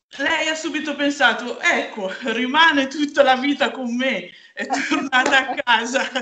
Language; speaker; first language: Italian; native; Italian